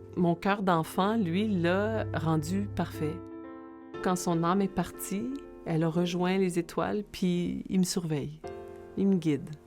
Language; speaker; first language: French; native; French